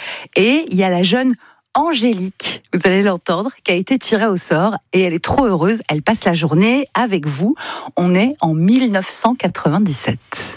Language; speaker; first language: French; native; French